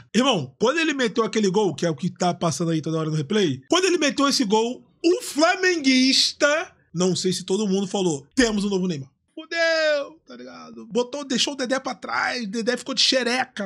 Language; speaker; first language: Portuguese; native; Portuguese